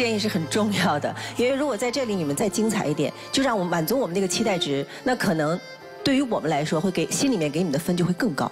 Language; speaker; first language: Chinese; native; Chinese